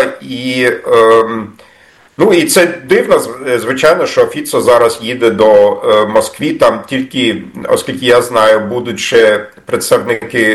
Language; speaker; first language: Ukrainian; non-native, fluent; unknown